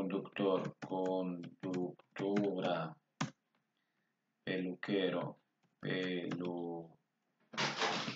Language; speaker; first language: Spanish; non-native, fluent; English